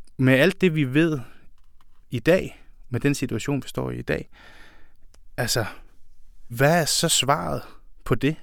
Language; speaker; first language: Danish; native; Danish